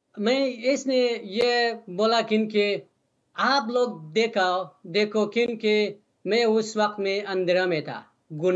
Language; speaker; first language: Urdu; non-native, learner; Persian